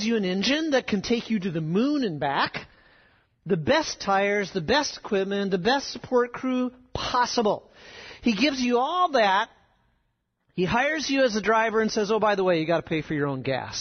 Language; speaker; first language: English; native; English